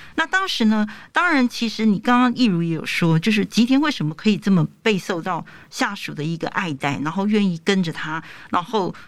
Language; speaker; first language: Chinese; native; Chinese